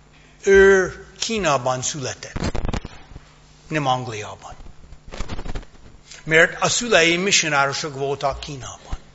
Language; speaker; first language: Hungarian; non-native, fluent; English